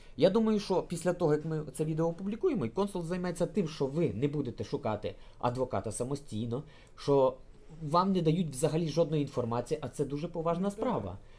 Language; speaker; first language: Ukrainian; native; Ukrainian